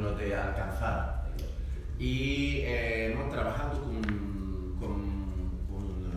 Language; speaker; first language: Spanish; non-native, learner; French